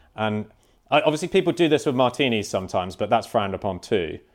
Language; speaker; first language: English; native; English